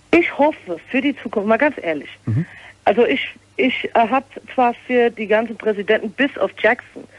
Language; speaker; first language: German; early bilingual, heritage; English